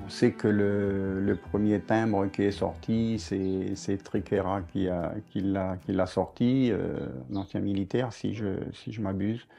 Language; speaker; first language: French; native; French